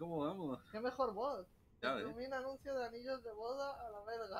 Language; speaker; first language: Spanish; native; Spanish